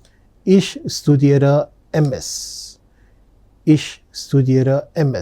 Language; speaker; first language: German; non-native, fluent; Telugu